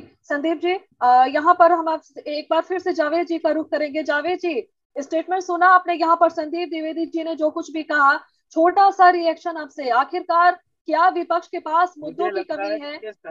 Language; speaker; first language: Hindi; native; Hindi